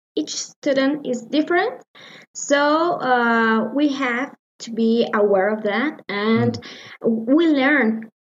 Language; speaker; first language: English; non-native, learner; Spanish